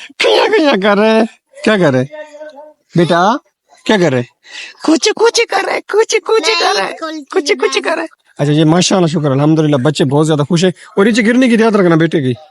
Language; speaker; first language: Urdu; non-native, local second language; Punjabi